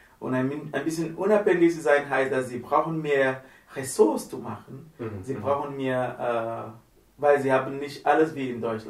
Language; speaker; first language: German; non-native, learner; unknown